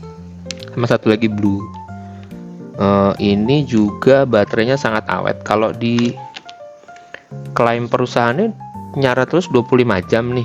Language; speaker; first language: Indonesian; native; Indonesian